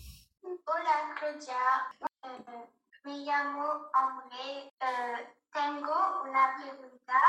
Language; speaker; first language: Spanish; non-native, learner; French